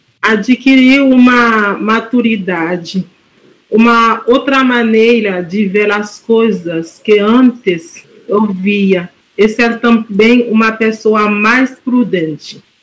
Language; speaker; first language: Portuguese; non-native, fluent; Haitian Creole